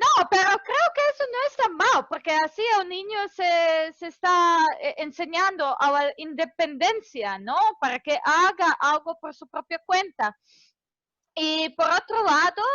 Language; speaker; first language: Spanish; non-native, fluent; Serbian